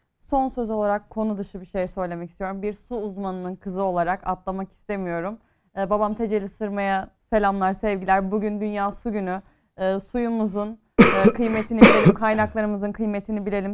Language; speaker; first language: Turkish; native; Turkish